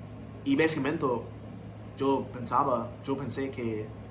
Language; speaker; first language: Spanish; non-native, learner; English